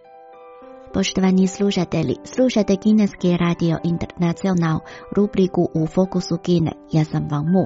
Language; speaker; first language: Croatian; non-native, fluent; Chinese